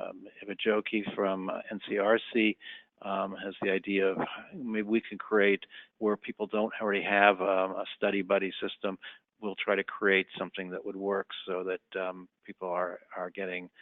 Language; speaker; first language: English; native; English